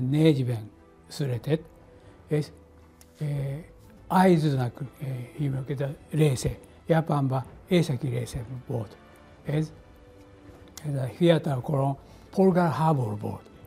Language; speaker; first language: Hungarian; non-native, learner; Japanese